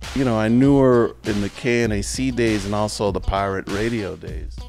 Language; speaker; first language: English; native; English